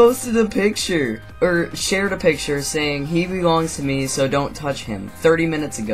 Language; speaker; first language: English; native; English